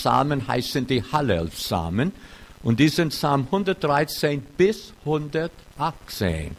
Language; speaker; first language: German; non-native, fluent; English